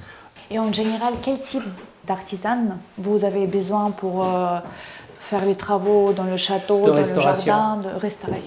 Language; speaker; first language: French; non-native, learner; Russian